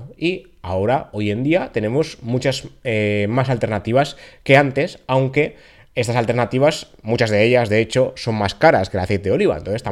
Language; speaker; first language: Spanish; native; Spanish